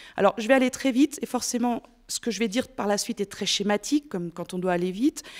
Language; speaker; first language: French; native; French